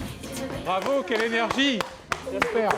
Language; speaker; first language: French; native; French